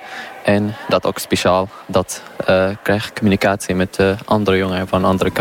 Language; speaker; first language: Dutch; non-native, learner; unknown